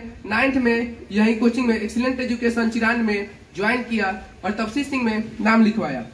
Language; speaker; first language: Hindi; native; Hindi